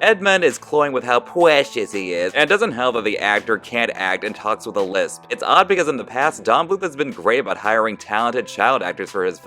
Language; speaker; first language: English; native; English